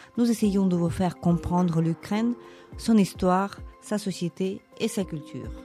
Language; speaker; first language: French; non-native, fluent; Ukrainian